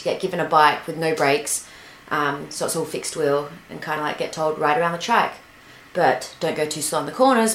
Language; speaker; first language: English; native; English